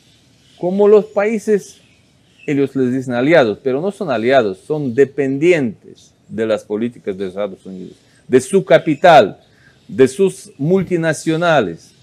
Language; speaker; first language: Spanish; non-native, fluent; Russian